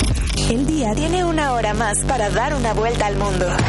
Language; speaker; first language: Spanish; native; Spanish